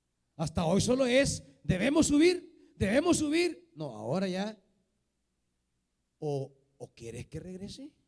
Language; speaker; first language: Spanish; native; Spanish